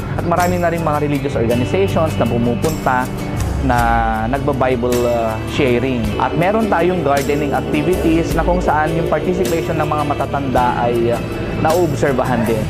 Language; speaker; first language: Filipino; native; Filipino